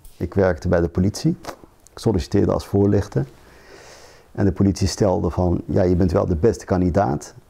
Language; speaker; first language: Dutch; early bilingual, other home language; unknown